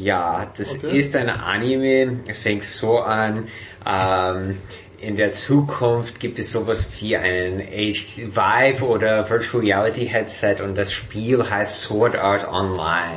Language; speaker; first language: German; non-native, fluent; English